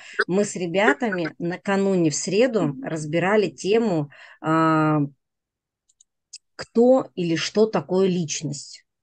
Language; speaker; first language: Russian; native; Russian